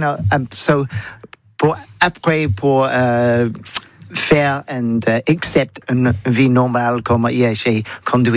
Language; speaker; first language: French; non-native, learner; English